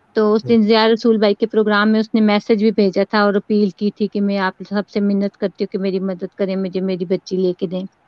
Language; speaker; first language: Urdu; early bilingual, heritage; Urdu